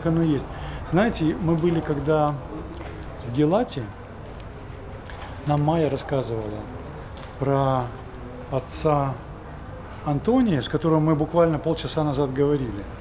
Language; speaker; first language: Russian; native; Russian